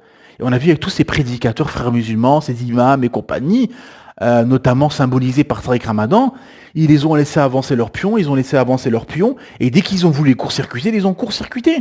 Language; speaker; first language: French; native; French